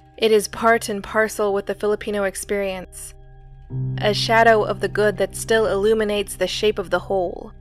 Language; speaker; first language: English; early bilingual, other home language; Filipino